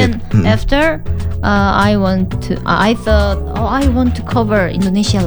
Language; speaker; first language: English; non-native, learner; Korean